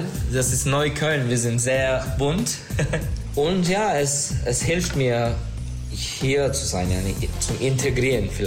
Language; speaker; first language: German; non-native, learner; Turkish